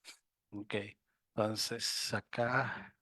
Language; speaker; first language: Spanish; native; Spanish